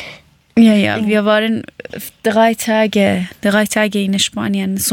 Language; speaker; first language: German; non-native, learner; Persian